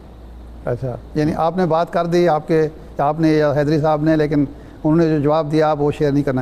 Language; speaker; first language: Urdu; native; Urdu